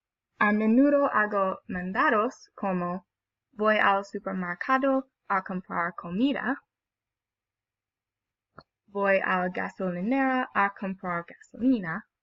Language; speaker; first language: Spanish; non-native, learner; English